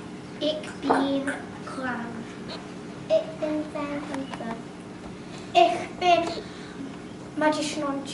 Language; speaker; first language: German; non-native, learner; English